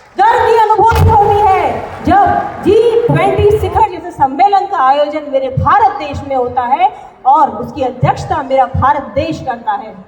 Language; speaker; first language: Hindi; native; Hindi